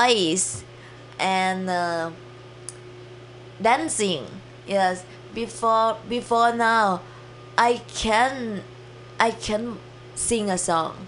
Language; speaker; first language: English; non-native, learner; Thai